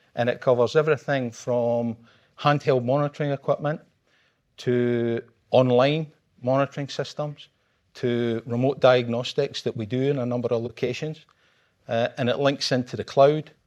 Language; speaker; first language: English; native; English